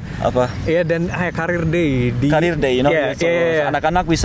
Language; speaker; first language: Indonesian; early bilingual, heritage; Indonesian